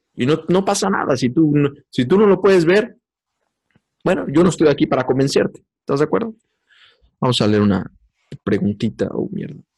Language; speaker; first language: Spanish; native; Spanish